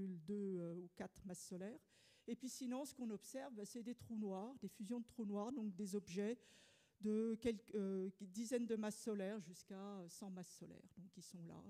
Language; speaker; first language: French; native; French